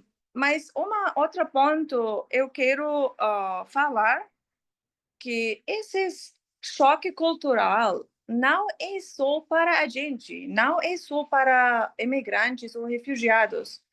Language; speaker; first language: Portuguese; non-native, learner; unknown